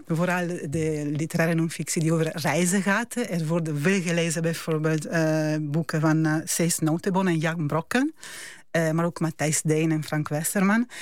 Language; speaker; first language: Dutch; non-native, fluent; Italian